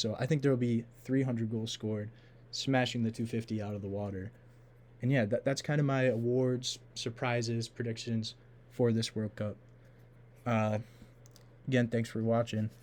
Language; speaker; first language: English; native; English